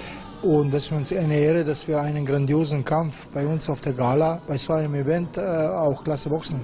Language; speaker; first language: German; native; German